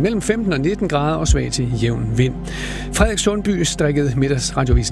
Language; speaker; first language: Danish; native; Danish